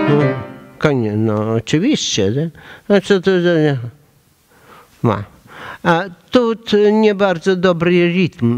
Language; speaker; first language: Polish; non-native, learner; Russian